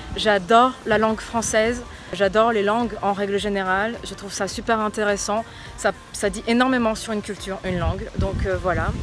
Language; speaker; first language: French; early bilingual, other home language; Portuguese